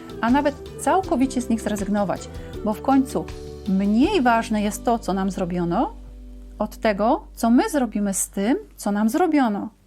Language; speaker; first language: Polish; native; Polish